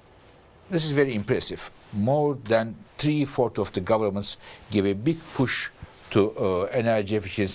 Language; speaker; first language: English; non-native, fluent; Turkish